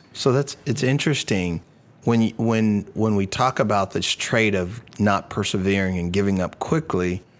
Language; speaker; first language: English; early bilingual, other home language; Indonesian